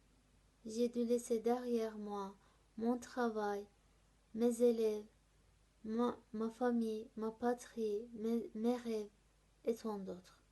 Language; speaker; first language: French; non-native, learner; Turkish